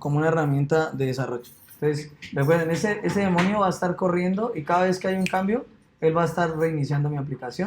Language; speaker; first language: Spanish; native; Spanish